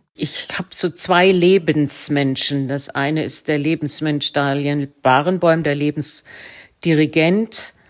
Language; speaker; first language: German; native; German